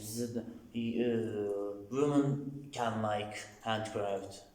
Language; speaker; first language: English; non-native, learner; Turkish